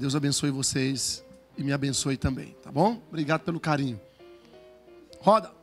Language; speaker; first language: Portuguese; native; Portuguese